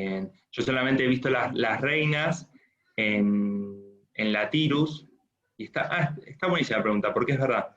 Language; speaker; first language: Spanish; native; Spanish